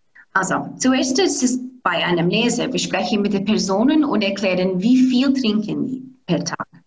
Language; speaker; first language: German; non-native, fluent; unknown